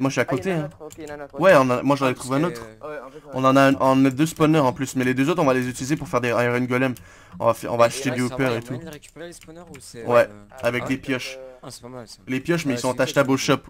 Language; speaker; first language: French; native; French